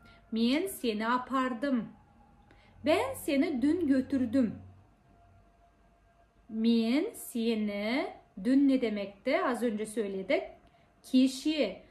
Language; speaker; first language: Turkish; non-native, fluent; Kazakh